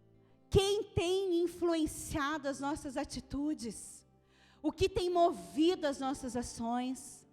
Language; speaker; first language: Portuguese; native; Portuguese